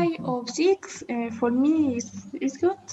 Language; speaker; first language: English; non-native, learner; Spanish